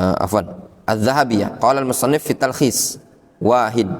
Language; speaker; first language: Arabic; non-native, fluent; Indonesian